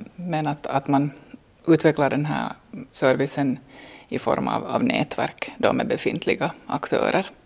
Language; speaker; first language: Swedish; native; Swedish